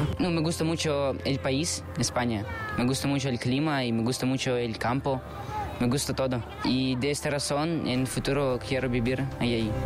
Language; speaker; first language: Spanish; non-native, learner; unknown